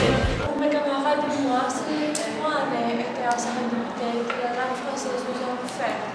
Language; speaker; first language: French; non-native, learner; Greek